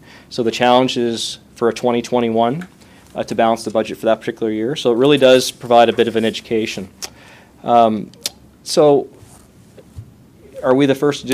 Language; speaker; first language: English; native; English